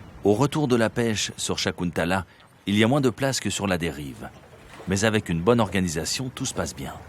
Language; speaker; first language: French; native; French